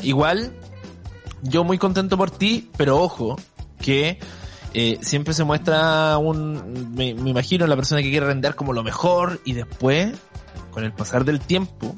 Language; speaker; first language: Spanish; native; Spanish